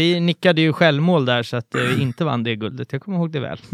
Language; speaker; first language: Swedish; native; Swedish